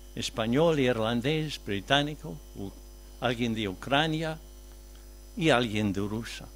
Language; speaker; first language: Spanish; non-native, fluent; English